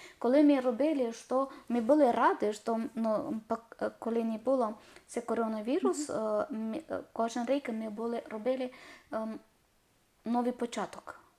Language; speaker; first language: Ukrainian; non-native, learner; Malayalam